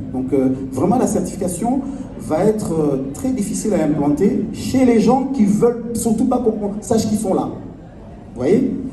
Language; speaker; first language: French; non-native, local second language; Lingala